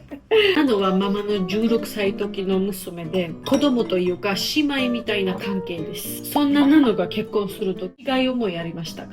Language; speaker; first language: Japanese; non-native, fluent; Georgian